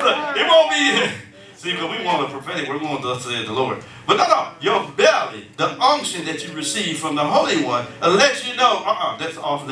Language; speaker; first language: English; native; English